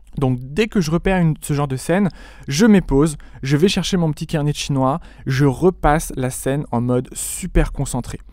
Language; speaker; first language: French; native; French